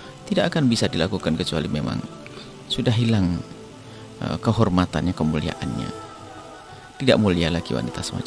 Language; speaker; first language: Indonesian; native; Indonesian